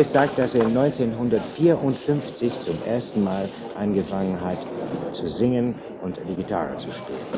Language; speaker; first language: German; non-native, fluent; English